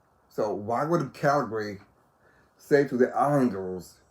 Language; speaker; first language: English; native; English